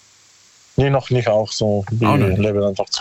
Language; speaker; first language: German; non-native, learner; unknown